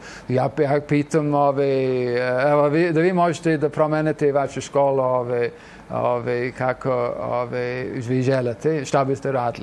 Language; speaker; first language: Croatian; non-native, fluent; English